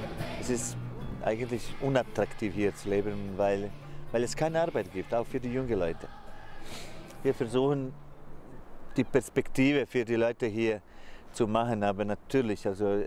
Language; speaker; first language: German; non-native, fluent; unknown